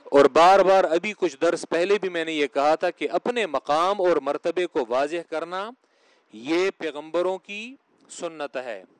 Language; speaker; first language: Urdu; non-native, local second language; Pashto